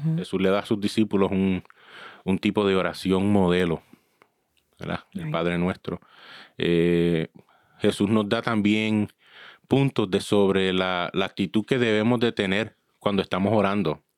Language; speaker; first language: Spanish; early bilingual, heritage; Spanish